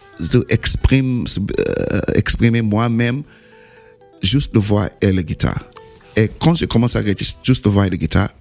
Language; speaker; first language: French; non-native, learner; English